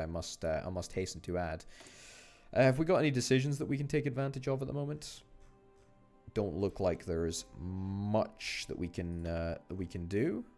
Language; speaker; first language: English; native; English